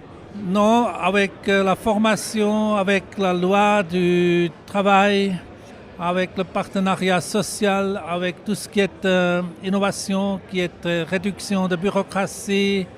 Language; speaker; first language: French; non-native, local second language; German